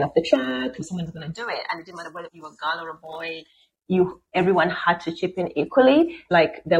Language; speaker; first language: English; non-native, local second language; Luo (Kenya and Tanzania)